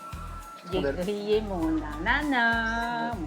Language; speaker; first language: French; non-native, fluent; Chinese